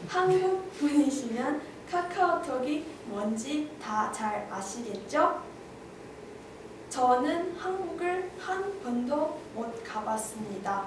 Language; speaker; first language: Korean; non-native, learner; Chinese